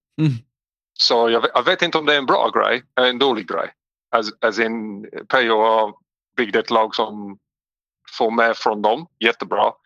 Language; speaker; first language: Swedish; non-native, learner; English